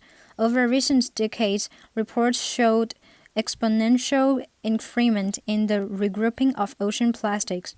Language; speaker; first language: English; non-native, fluent; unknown